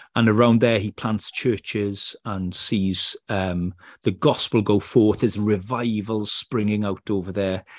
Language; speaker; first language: English; native; English